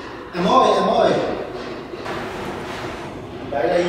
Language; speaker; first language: Vietnamese; non-native, learner; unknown